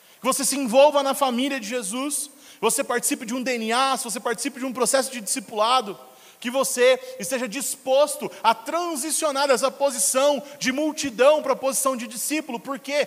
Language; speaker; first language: Portuguese; native; Portuguese